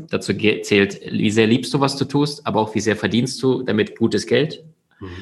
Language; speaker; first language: German; early bilingual, other home language; Russian